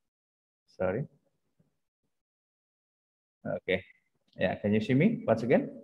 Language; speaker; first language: English; non-native, fluent; Indonesian